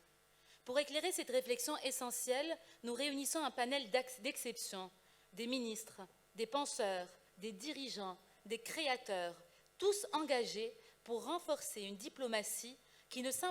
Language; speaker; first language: French; non-native, local second language; Arabic